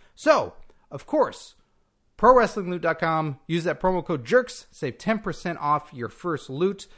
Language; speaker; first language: English; native; English